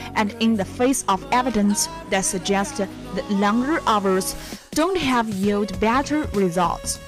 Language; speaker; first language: English; non-native, fluent; Chinese